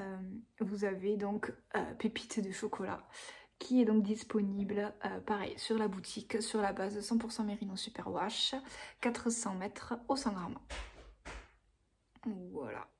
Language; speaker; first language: French; native; French